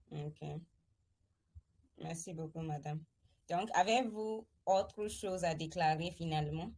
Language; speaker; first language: French; non-native, fluent; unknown